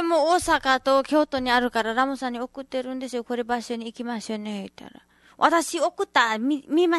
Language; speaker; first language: Japanese; non-native, learner; Nepali